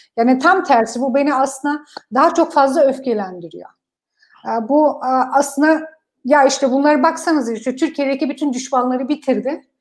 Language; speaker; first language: Turkish; non-native, fluent; Kurdish